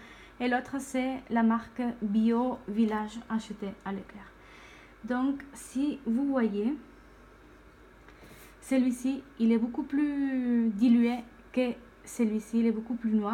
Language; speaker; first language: French; non-native, fluent; Spanish